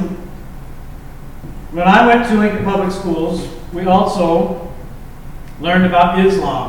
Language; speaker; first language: English; native; English